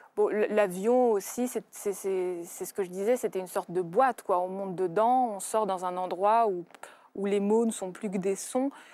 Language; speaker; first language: French; early bilingual, other home language; Russian